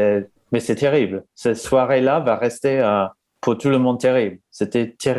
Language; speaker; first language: French; non-native, fluent; English